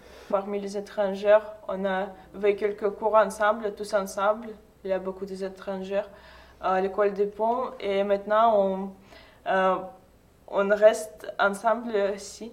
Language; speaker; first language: French; non-native, fluent; Russian